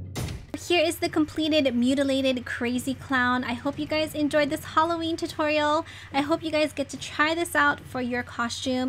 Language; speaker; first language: English; native; English